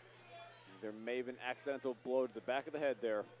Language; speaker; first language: English; native; English